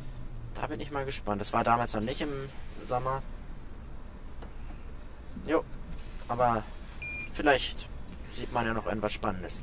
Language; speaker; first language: German; native; German